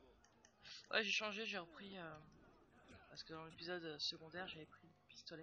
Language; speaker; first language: French; native; French